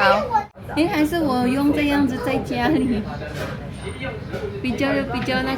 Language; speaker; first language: Chinese; non-native, learner; Filipino